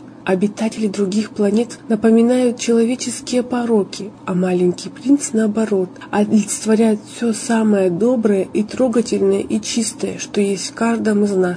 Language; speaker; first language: Russian; native; Russian